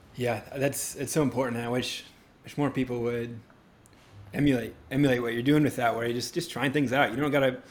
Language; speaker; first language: English; native; English